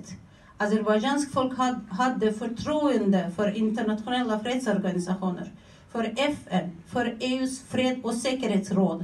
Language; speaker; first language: Swedish; non-native, fluent; Azerbaijani